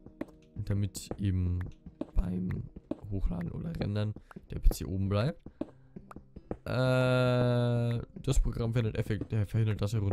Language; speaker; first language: German; native; German